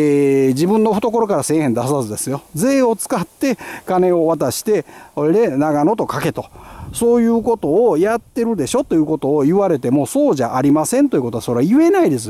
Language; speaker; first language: Japanese; native; Japanese